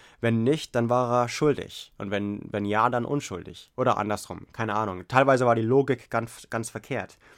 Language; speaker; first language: German; non-native, fluent; English